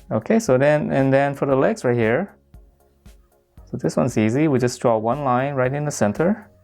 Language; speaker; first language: English; native; English